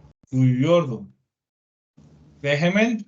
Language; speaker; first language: Turkish; non-native, learner; Spanish